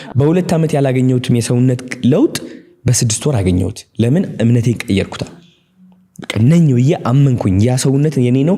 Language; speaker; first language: Amharic; non-native, local second language; Tigrinya